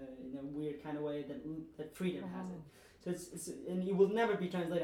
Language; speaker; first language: English; non-native, fluent; Portuguese